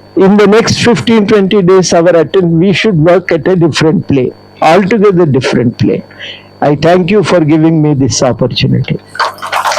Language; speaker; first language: English; non-native, local second language; Telugu